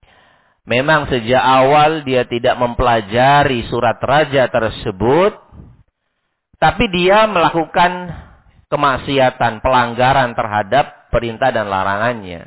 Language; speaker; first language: Indonesian; native; Indonesian